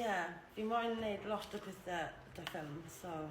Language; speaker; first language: Welsh; non-native, learner; English